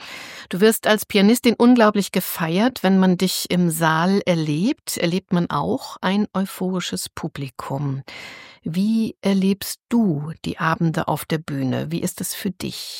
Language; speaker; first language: German; native; German